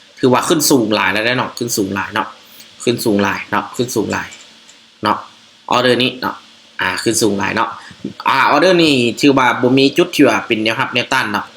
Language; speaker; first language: Thai; non-native, local second language; Northeastern Thai